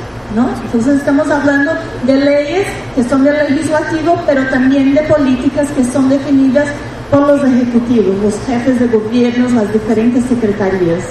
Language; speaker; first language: Spanish; non-native, fluent; Portuguese